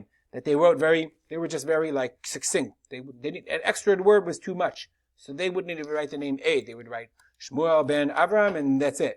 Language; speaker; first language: English; native; English